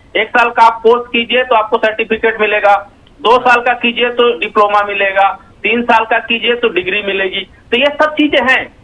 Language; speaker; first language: Hindi; native; Hindi